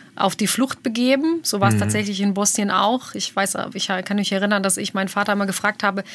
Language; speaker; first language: German; early bilingual, other home language; Bosnian